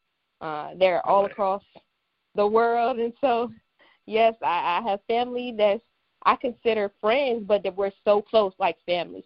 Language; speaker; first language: English; native; English